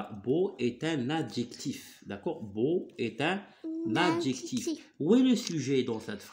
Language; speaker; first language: French; non-native, local second language; Arabic